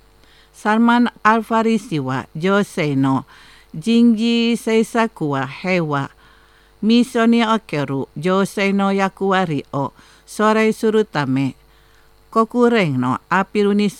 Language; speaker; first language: Japanese; non-native, fluent; Indonesian